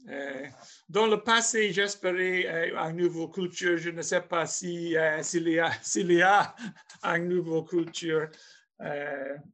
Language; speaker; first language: French; non-native, fluent; English